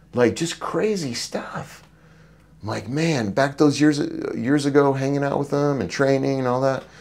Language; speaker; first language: English; native; English